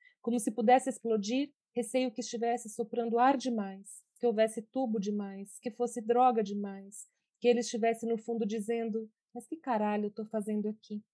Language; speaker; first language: Portuguese; early bilingual, other home language; Spanish